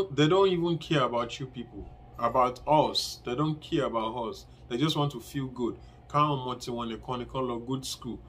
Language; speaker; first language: English; non-native, local second language; Yoruba